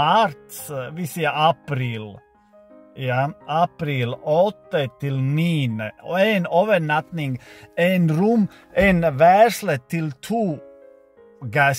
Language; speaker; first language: Norwegian; non-native, learner; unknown